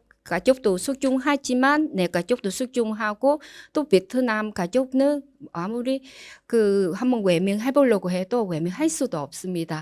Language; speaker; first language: Korean; non-native, learner; Vietnamese